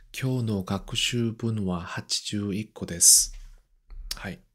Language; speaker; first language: Japanese; non-native, learner; Korean